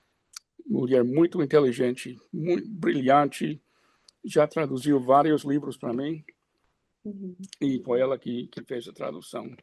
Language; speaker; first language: Portuguese; non-native, fluent; English